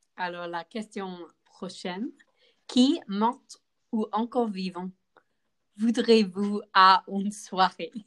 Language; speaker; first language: French; non-native, learner; English